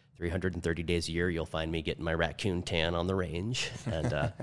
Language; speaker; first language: English; native; English